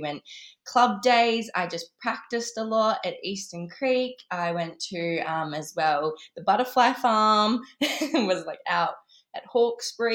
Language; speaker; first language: English; native; English